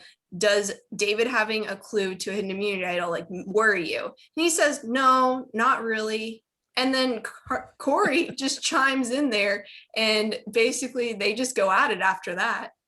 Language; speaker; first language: English; native; English